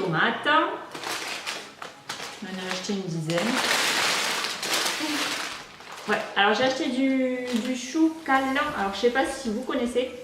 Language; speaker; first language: French; native; French